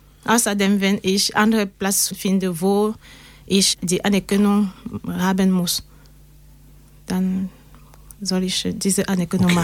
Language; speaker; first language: German; non-native, learner; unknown